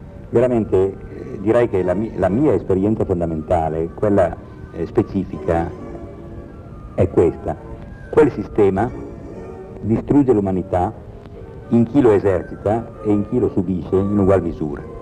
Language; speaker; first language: Italian; native; Italian